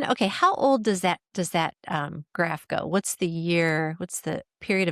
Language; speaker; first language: English; native; English